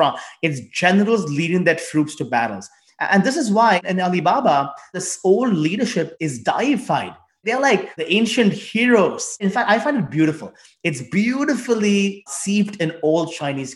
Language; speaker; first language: English; non-native, local second language; Tamil